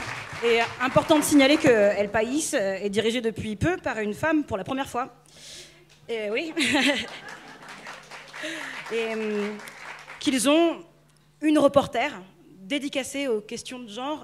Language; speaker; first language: French; native; French